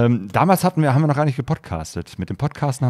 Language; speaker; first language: German; native; German